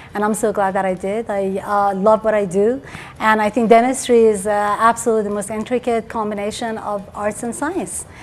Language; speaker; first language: English; early bilingual, other home language; Persian